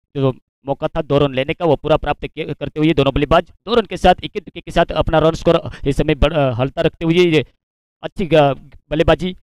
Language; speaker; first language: Hindi; non-native, local second language; Marathi